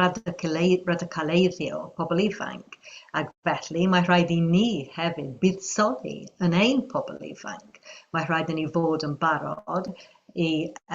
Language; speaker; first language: Welsh; non-native, fluent; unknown